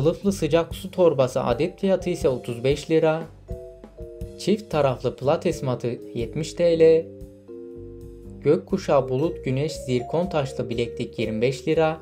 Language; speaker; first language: Turkish; native; Turkish